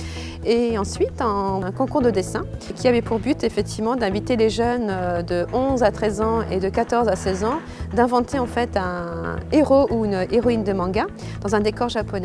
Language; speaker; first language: French; native; French